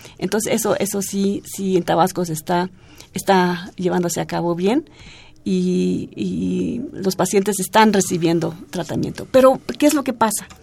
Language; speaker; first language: Spanish; non-native, fluent; German